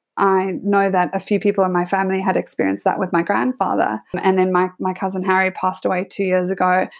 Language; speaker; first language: English; native; English